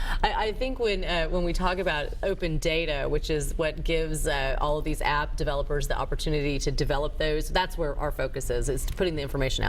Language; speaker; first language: English; native; English